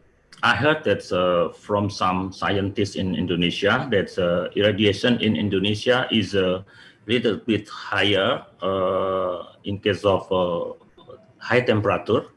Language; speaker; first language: English; non-native, learner; Indonesian